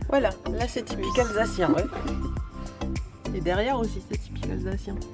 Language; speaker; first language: French; native; French